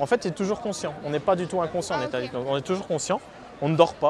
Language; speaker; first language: French; native; French